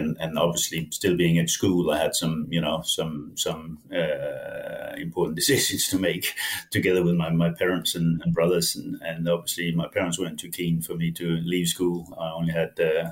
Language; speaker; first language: English; non-native, fluent; Danish